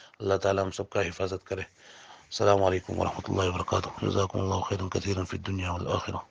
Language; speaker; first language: Urdu; non-native, local second language; Pashto